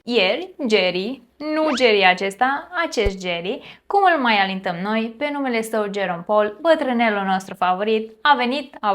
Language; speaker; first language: Romanian; native; Romanian